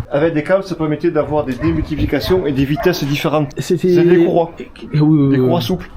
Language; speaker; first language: French; native; French